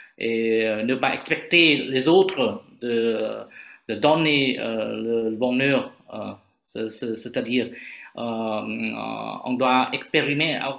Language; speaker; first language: French; non-native, learner; Vietnamese